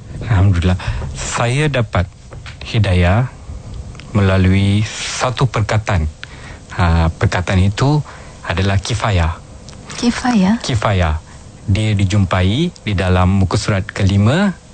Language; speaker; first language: Malay; non-native, local second language; Tamil